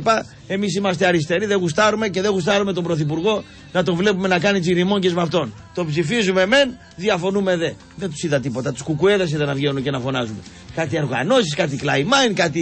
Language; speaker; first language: Greek; native; Greek